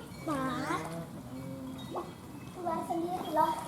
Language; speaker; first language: Indonesian; native; Indonesian